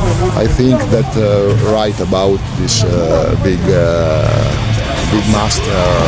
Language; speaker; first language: English; non-native, learner; Italian